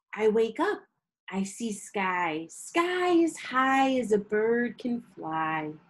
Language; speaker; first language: Spanish; non-native, learner; English